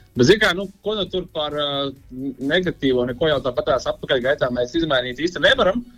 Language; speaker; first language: Latvian; non-native, local second language; Russian